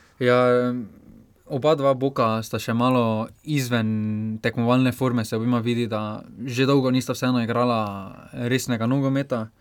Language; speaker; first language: Slovenian; native; Slovenian